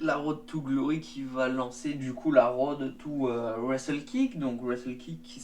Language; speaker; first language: French; native; French